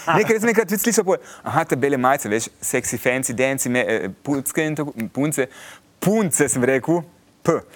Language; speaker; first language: Slovenian; early bilingual, heritage; Slovenian